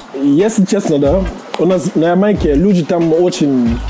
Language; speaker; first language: Russian; non-native, fluent; Jamaican Creole English